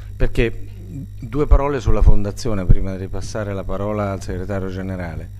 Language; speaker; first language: Italian; native; Italian